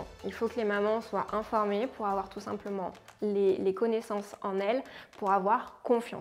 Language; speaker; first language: French; native; French